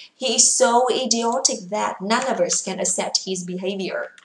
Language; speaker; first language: English; non-native, fluent; Vietnamese